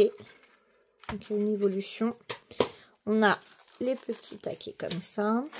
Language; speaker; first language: French; native; French